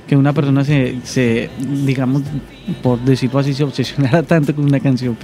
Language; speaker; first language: Spanish; native; Spanish